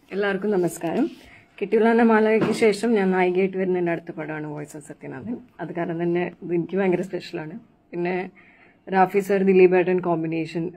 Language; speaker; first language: Malayalam; non-native, local second language; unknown